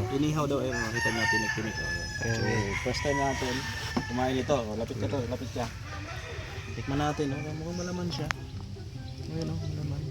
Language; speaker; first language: Filipino; non-native, local second language; Hiligaynon